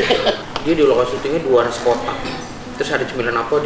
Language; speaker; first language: Indonesian; native; Indonesian